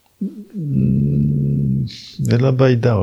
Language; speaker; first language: Lithuanian; non-native, learner; French